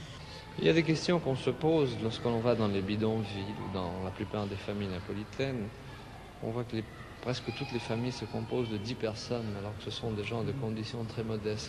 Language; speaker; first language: French; native; French